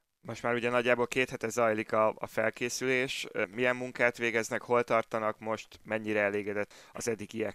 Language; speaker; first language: Hungarian; native; Hungarian